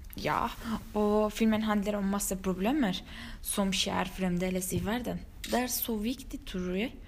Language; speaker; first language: Norwegian; non-native, learner; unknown